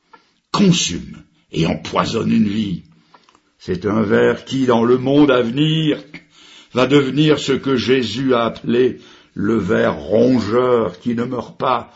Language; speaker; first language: French; native; French